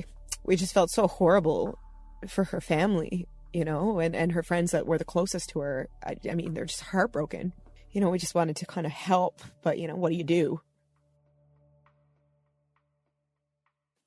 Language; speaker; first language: English; native; English